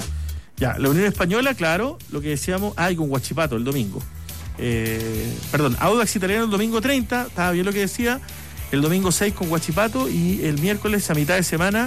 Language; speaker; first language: Spanish; native; Spanish